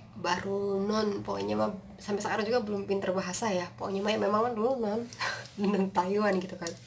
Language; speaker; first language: Indonesian; non-native, local second language; Sundanese